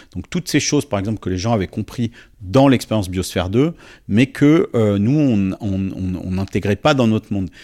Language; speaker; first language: French; native; French